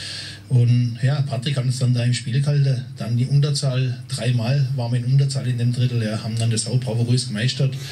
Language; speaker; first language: German; native; German